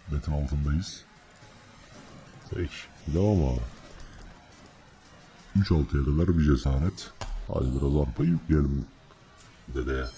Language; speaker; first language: Turkish; native; Turkish